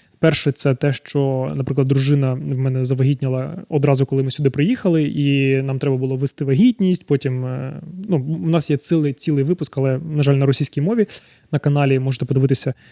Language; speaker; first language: Ukrainian; native; Ukrainian